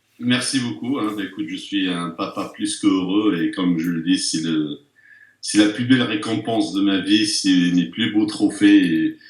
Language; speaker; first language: French; early bilingual, other home language; Arabic